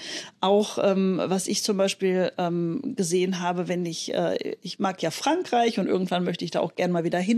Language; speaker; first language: German; native; German